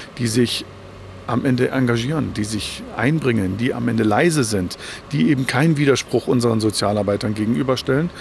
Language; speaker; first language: German; native; German